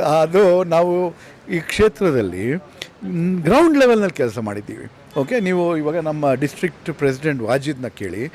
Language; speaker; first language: Kannada; native; Kannada